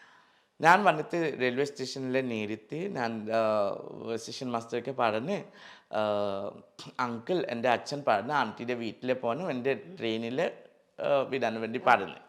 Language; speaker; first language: Malayalam; non-native, local second language; Assamese